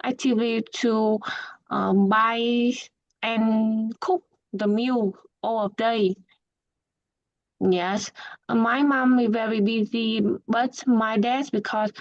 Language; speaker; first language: English; non-native, learner; Vietnamese